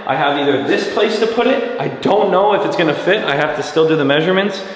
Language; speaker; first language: English; native; English